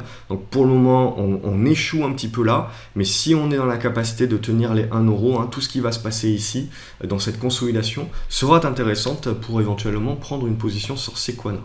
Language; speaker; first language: French; native; French